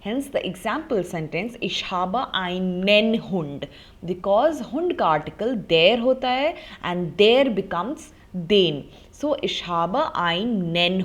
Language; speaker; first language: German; non-native, fluent; Hindi